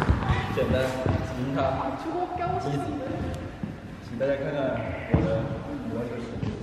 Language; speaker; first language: Chinese; native; Chinese